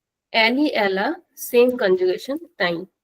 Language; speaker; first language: Portuguese; non-native, fluent; Hindi